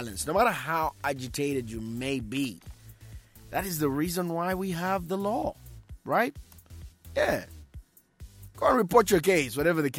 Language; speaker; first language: English; non-native, local second language; Bemba